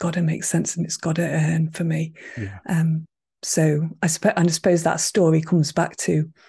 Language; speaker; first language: English; native; English